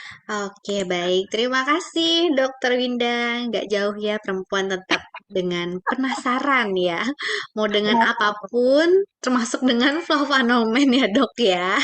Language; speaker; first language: Indonesian; native; Indonesian